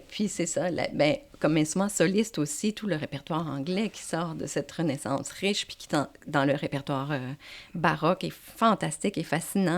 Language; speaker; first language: French; native; French